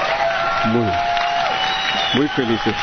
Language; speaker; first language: Spanish; non-native, learner; Hebrew